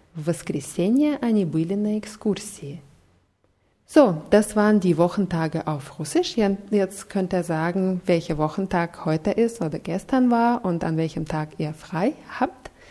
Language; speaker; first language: German; non-native, fluent; Russian